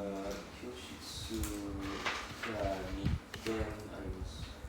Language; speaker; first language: Japanese; non-native, learner; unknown